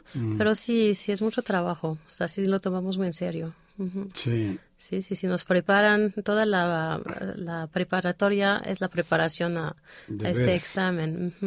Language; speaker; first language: Spanish; non-native, fluent; French